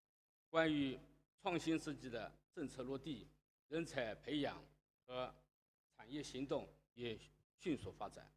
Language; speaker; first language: Chinese; native; Chinese